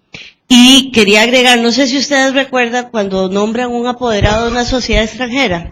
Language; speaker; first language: Spanish; native; Spanish